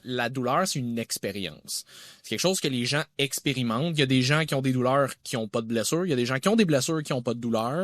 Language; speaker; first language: French; native; French